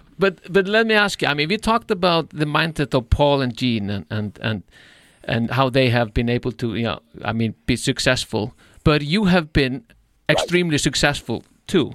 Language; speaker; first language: English; non-native, fluent; Icelandic